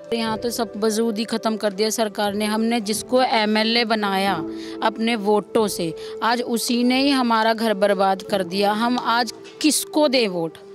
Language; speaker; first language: Hindi; native; Hindi